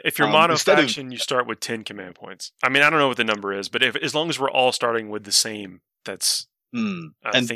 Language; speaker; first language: English; native; English